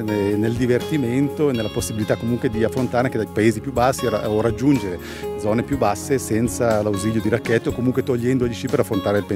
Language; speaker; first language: Italian; native; Italian